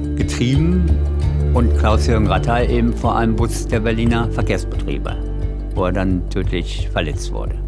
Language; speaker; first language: German; native; German